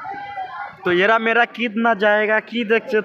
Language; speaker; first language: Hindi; non-native, learner; Bangla